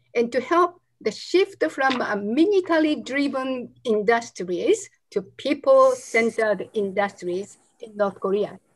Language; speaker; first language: English; non-native, fluent; Japanese